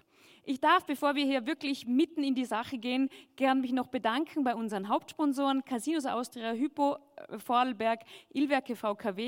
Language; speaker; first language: German; native; German